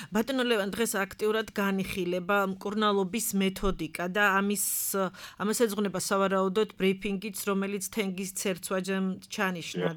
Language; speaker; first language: Georgian; native; Georgian